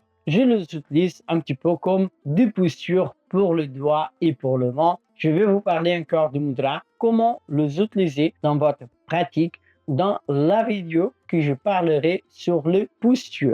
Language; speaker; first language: French; non-native, fluent; Portuguese